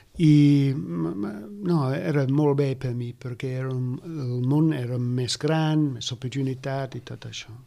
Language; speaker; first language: Catalan; non-native, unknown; English